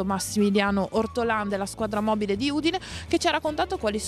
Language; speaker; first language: Italian; native; Italian